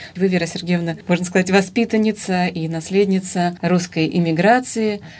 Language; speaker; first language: Russian; native; Russian